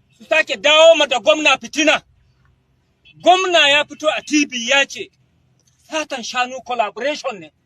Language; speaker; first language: Hausa; non-native, local second language; Fula